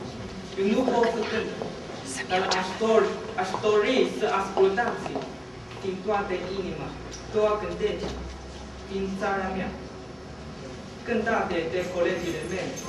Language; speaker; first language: Romanian; non-native, learner; Chinese